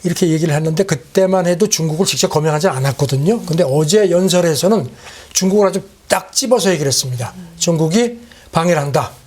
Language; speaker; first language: Korean; native; Korean